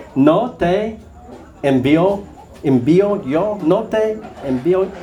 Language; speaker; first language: Spanish; non-native, learner; English